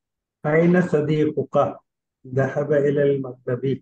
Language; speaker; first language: Arabic; non-native, learner; Malayalam